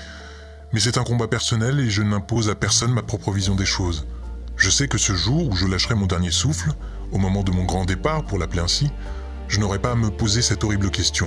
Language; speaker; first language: French; native; French